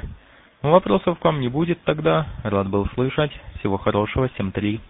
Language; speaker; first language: Russian; native; Russian